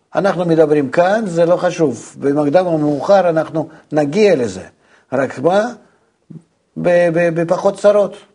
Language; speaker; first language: Hebrew; non-native, fluent; Russian